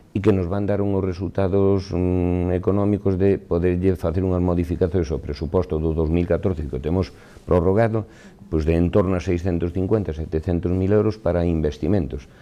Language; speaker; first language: Galician; native; Galician